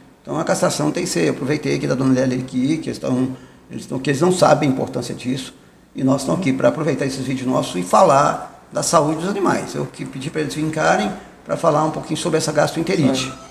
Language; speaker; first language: Portuguese; native; Portuguese